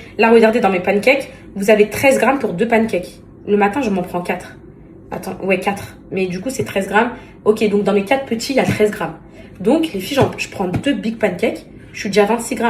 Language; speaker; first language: French; native; French